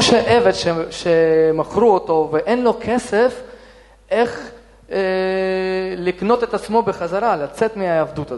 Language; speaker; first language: Hebrew; non-native, fluent; Russian